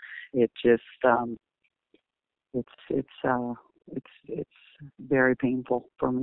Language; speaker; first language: English; native; English